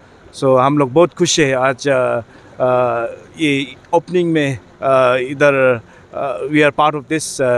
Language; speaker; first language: Hindi; non-native, learner; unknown